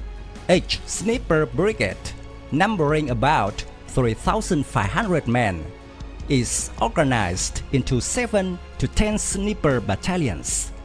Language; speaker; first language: English; non-native, fluent; Vietnamese